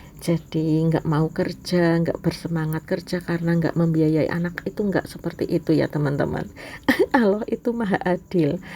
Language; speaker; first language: Indonesian; non-native, local second language; Javanese